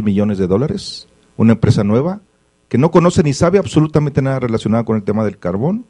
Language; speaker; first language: Spanish; native; Spanish